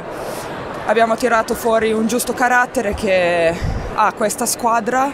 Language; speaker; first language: Italian; non-native, fluent; Serbian